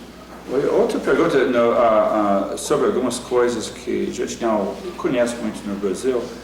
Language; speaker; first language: Portuguese; non-native, fluent; English